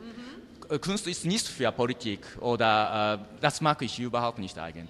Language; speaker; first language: German; non-native, learner; Japanese